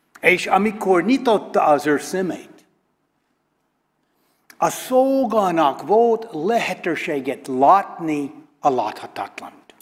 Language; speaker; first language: Hungarian; non-native, learner; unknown